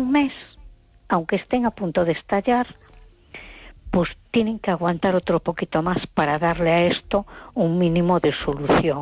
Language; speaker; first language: Spanish; native; Spanish